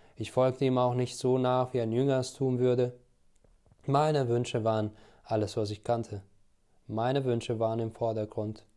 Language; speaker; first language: German; non-native, fluent; Albanian